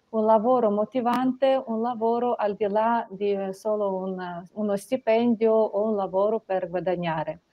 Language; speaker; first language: Italian; non-native, fluent; Ukrainian